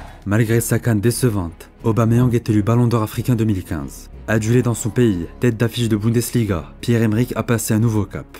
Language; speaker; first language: French; native; French